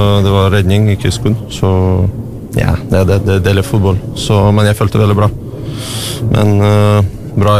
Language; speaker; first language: Norwegian; non-native, learner; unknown